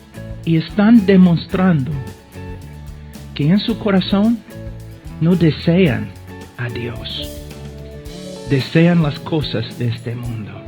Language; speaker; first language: Spanish; non-native, fluent; English